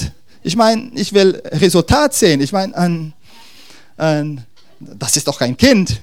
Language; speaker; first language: German; non-native, fluent; Dutch